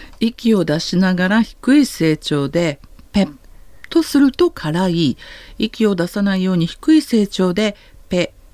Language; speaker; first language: Japanese; native; Japanese